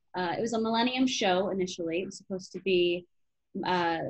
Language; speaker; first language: English; native; English